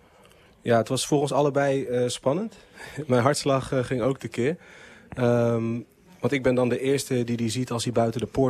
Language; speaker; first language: Dutch; native; Dutch